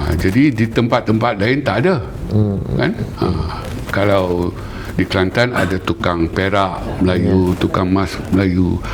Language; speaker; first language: Malay; non-native, local second language; Min Nan Chinese